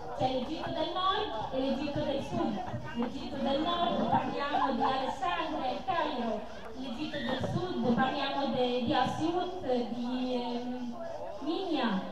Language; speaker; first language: Italian; early bilingual, other home language; Arabic